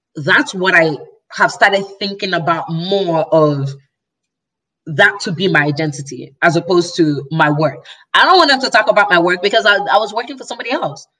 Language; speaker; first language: English; non-native, local second language; Yoruba